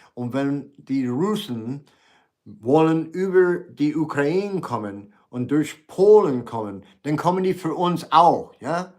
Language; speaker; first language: German; non-native, learner; English